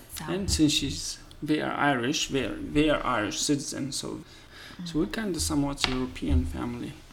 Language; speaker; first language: English; non-native, fluent; Romanian